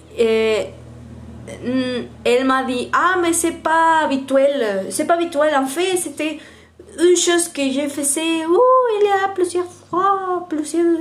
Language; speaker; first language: French; non-native, learner; Spanish